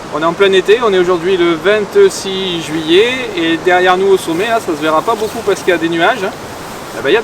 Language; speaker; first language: French; native; French